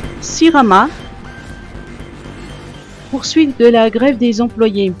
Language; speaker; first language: French; non-native, local second language; Malagasy